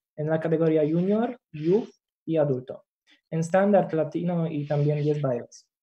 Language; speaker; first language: Spanish; non-native, fluent; Polish